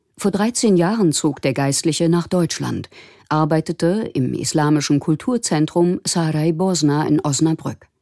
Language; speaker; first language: German; native; German